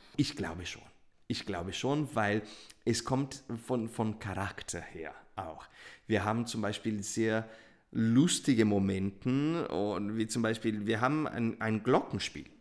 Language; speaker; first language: German; non-native, fluent; Portuguese